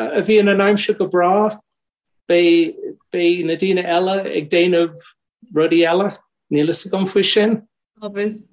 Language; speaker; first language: Irish; non-native, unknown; English